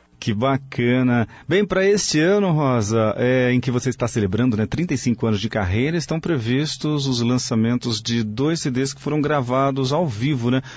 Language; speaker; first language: Portuguese; native; Portuguese